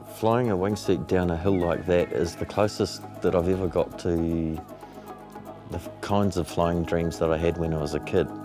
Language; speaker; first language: English; native; English